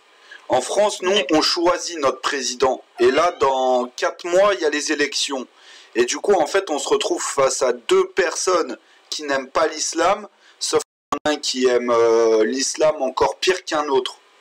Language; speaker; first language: French; native; French